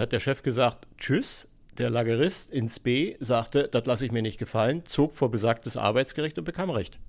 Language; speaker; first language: German; native; German